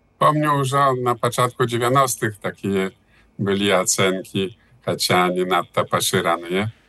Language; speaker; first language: Belarusian; early bilingual, heritage; Belarusian